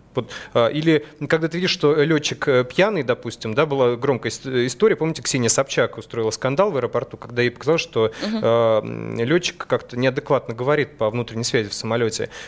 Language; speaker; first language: Russian; native; Russian